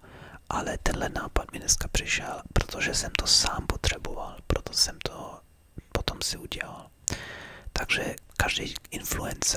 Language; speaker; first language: Czech; early bilingual, heritage; Czech